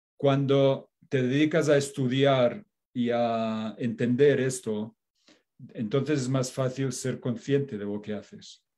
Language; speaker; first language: Spanish; non-native, local second language; Catalan